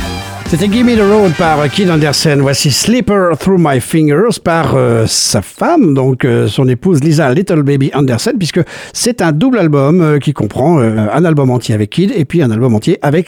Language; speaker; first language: French; native; French